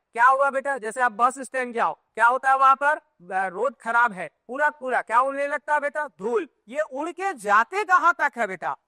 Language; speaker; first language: Hindi; native; Hindi